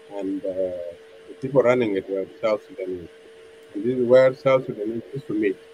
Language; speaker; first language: English; non-native, fluent; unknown